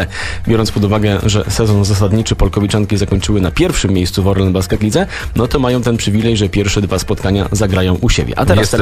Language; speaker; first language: Polish; native; Polish